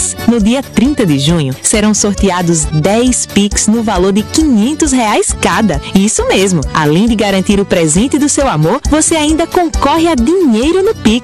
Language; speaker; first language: Portuguese; native; Portuguese